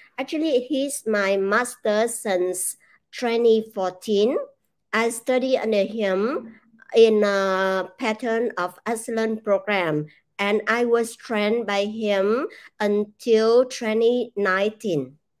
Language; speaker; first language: English; non-native, fluent; Vietnamese